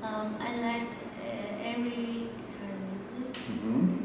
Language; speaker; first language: English; non-native, learner; Vietnamese